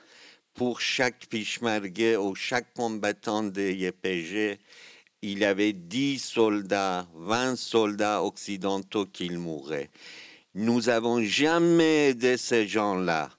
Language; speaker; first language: French; non-native, fluent; Kurdish